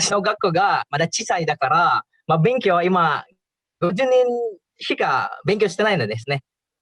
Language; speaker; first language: Japanese; non-native, learner; Indonesian